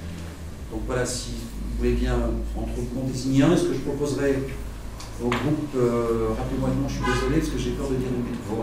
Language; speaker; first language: French; native; French